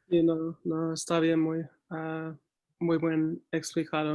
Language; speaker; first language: Spanish; non-native, learner; English